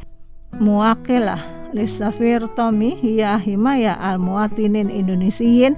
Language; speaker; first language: Arabic; non-native, fluent; Indonesian